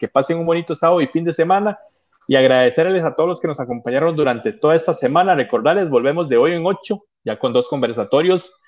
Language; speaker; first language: Spanish; native; Spanish